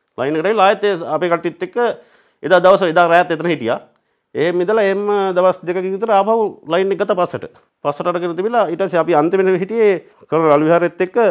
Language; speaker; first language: Sinhala; native; Sinhala